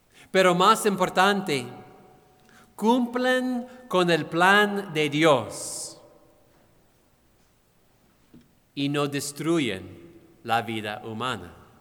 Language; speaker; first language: Spanish; non-native, fluent; English